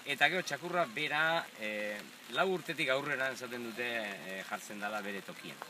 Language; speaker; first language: Basque; native; Basque